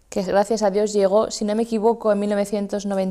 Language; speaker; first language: Spanish; native; Spanish